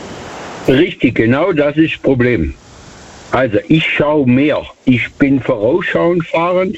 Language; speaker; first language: German; native; German